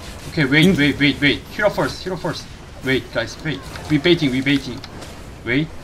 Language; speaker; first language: English; non-native, learner; Korean